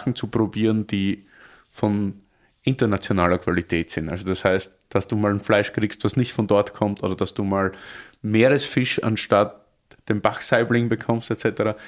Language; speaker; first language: German; native; German